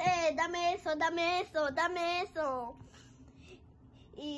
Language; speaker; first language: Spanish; early bilingual, other home language; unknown